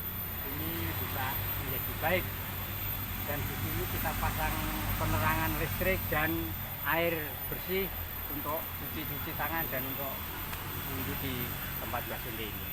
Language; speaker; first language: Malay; non-native, local second language; Javanese